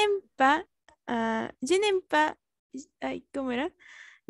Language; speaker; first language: French; non-native, learner; Spanish